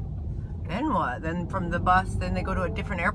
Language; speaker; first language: English; native; English